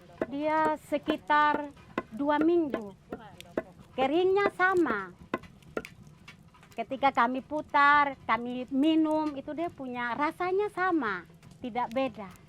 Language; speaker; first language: Indonesian; non-native, local second language; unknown